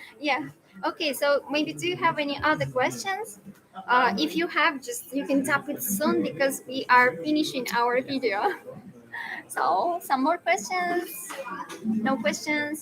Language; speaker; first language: English; non-native, fluent; Russian